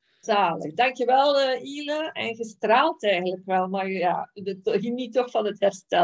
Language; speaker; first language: Dutch; native; Dutch